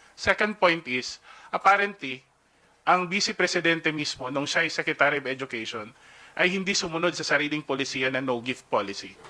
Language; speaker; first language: Filipino; native; Filipino